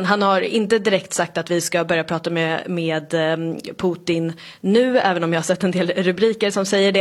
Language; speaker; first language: Swedish; native; Swedish